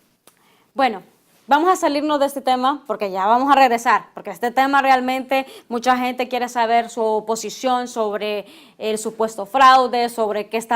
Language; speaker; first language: Spanish; native; Spanish